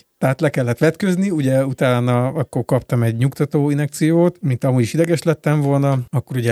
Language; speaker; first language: Hungarian; native; Hungarian